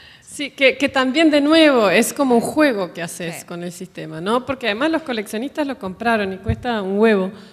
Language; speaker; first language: Spanish; native; Spanish